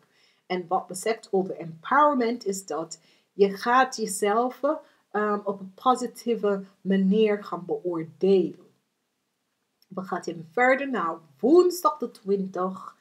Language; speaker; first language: Dutch; non-native, learner; English